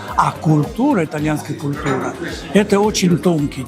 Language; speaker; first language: Russian; non-native, learner; Italian